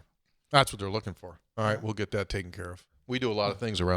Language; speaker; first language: English; native; English